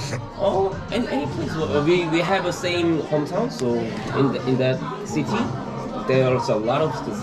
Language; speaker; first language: English; non-native, fluent; Korean